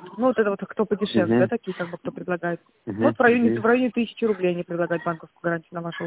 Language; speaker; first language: Russian; native; Russian